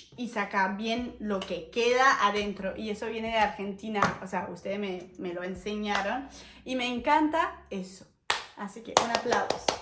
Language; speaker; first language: Spanish; non-native, fluent; French